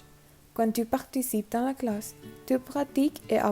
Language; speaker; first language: French; non-native, learner; Spanish